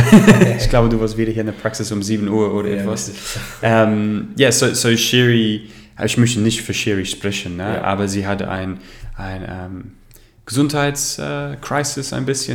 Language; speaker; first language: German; non-native, learner; English